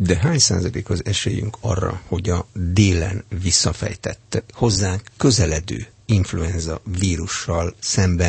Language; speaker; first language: Hungarian; native; Hungarian